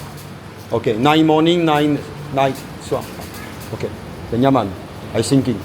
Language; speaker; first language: English; non-native, learner; French